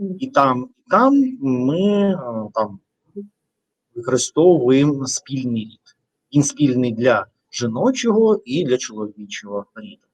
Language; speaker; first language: Ukrainian; non-native, fluent; Russian